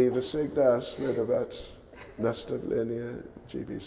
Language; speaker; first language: Russian; non-native, learner; English